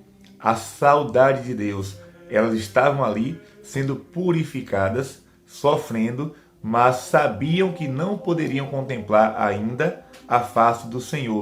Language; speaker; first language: Portuguese; native; Portuguese